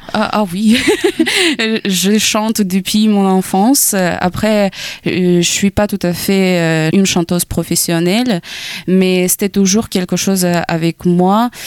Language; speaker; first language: French; non-native, fluent; Ukrainian